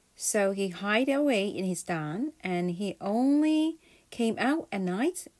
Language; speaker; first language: English; non-native, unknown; Korean